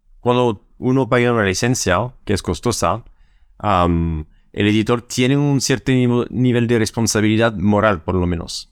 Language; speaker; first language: Spanish; non-native, fluent; French